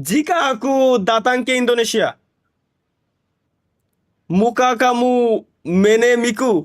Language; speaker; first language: Indonesian; non-native, learner; Bangla